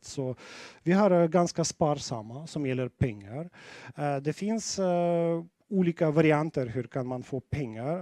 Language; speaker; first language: Swedish; non-native, fluent; Russian